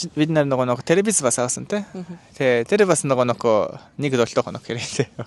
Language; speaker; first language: Mongolian; non-native, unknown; Japanese